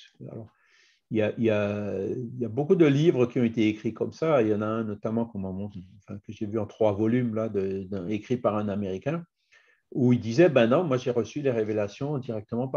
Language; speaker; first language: French; native; French